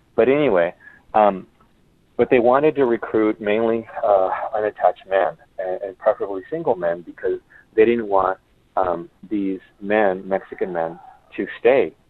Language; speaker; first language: English; early bilingual, other home language; Spanish